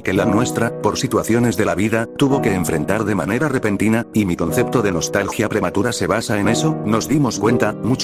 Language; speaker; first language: Spanish; native; Spanish